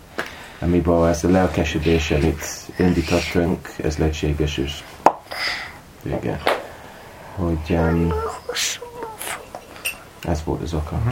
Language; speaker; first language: Hungarian; non-native, learner; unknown